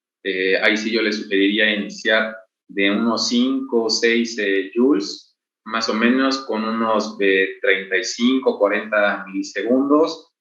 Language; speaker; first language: Spanish; native; Spanish